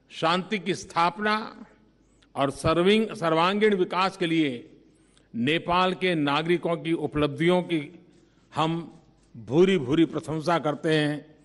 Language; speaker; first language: Hindi; native; Hindi